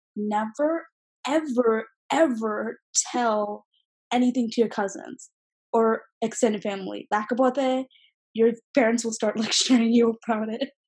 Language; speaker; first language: English; native; English